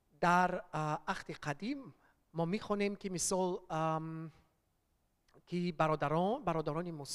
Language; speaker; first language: Persian; early bilingual, heritage; Persian